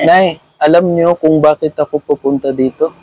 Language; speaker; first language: Filipino; non-native, learner; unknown